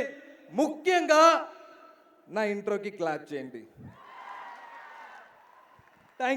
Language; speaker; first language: Telugu; non-native, learner; Malayalam